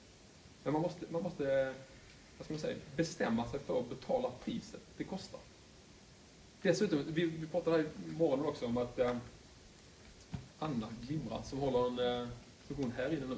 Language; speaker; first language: Swedish; native; Swedish